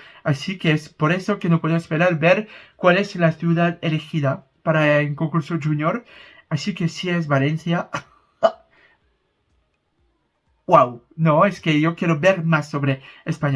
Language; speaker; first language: Spanish; non-native, fluent; French